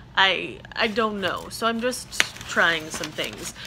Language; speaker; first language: English; native; English